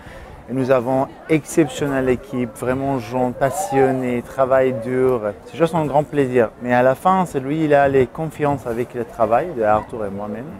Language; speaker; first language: French; non-native, learner; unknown